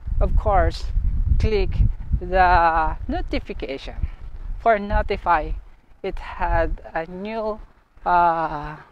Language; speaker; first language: English; non-native, learner; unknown